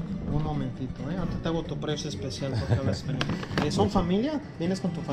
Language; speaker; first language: Spanish; native; Spanish